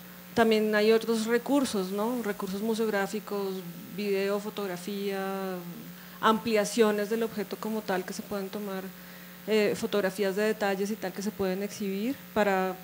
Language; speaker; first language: Spanish; native; Spanish